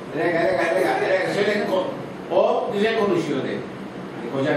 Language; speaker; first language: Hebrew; non-native, learner; Turkish